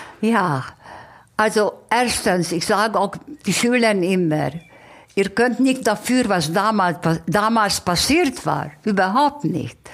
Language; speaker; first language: German; non-native, fluent; Hungarian